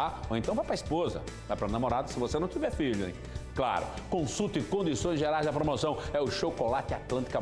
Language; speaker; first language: Portuguese; native; Portuguese